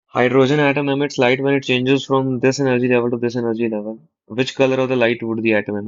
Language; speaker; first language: English; non-native, local second language; Punjabi